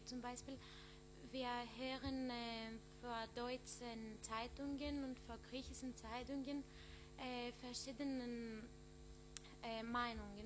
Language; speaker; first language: German; non-native, learner; Greek